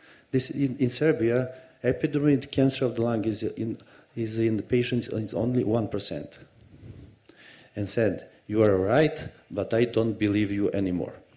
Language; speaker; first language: English; non-native, fluent; Serbian